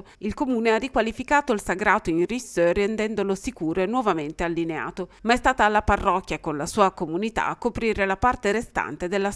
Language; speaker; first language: Italian; native; Italian